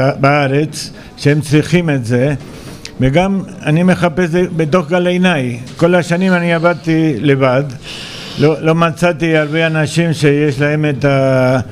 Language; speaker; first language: Hebrew; non-native, fluent; Spanish